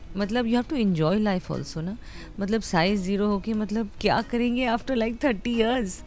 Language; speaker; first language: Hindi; non-native, local second language; Bangla